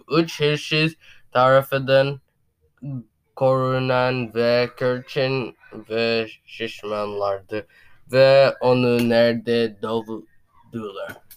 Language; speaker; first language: Turkish; non-native, learner; English